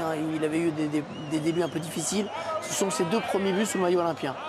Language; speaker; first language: French; native; French